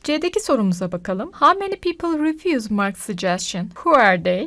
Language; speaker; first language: English; non-native, fluent; Turkish